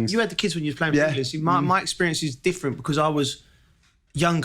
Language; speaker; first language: English; native; English